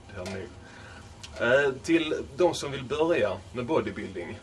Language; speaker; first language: Swedish; native; Swedish